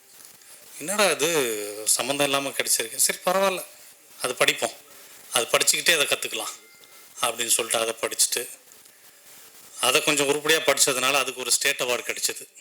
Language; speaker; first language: Tamil; native; Tamil